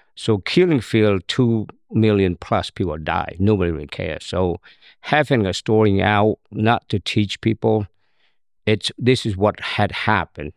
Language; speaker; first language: English; non-native, learner; Khmer